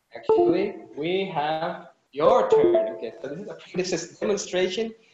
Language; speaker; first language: English; non-native, fluent; Indonesian